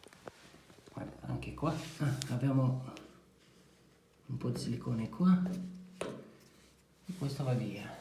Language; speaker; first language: Italian; non-native, fluent; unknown